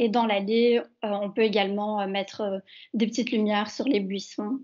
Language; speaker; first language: French; native; French